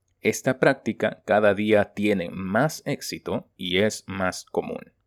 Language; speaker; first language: Spanish; non-native, fluent; Chinese